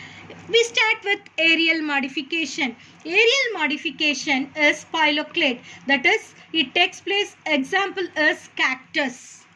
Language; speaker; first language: English; non-native, local second language; Tamil